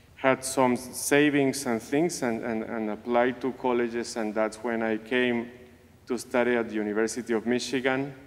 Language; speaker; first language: English; non-native, fluent; Spanish